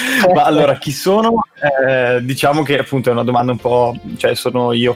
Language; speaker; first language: Italian; native; Italian